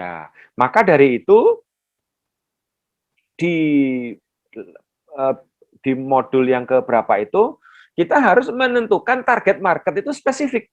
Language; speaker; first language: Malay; non-native, local second language; Javanese